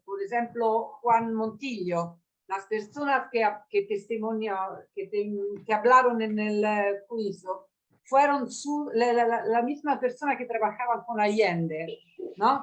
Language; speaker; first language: Spanish; non-native, learner; Italian